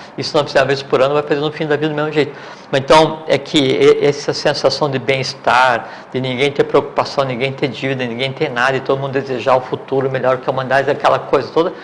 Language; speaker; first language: Portuguese; native; Portuguese